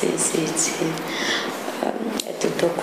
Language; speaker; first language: Italian; non-native, learner; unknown